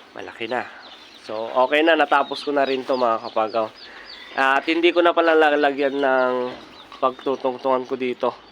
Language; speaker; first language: Filipino; native; Filipino